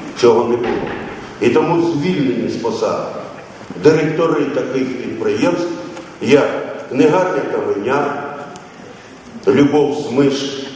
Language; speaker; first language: Ukrainian; native; Ukrainian